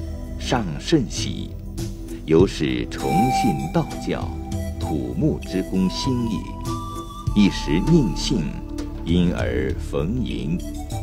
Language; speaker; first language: Chinese; native; Chinese